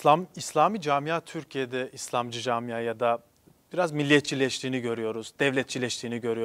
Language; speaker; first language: Turkish; non-native, local second language; Kurdish